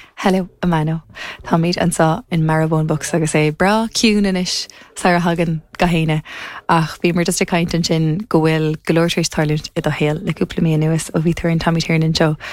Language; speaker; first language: Irish; native; Irish